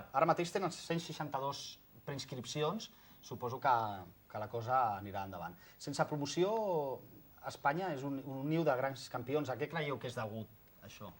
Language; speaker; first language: Catalan; native; Catalan